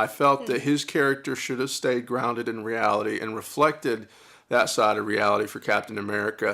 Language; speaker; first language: English; native; English